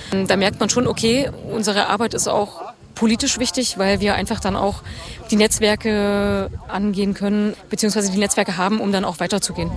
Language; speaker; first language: German; native; German